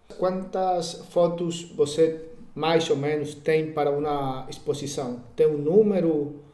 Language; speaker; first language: Portuguese; non-native, learner; Spanish